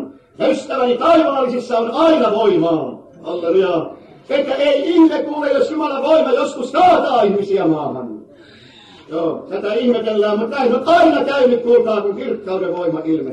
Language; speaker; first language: Finnish; native; Finnish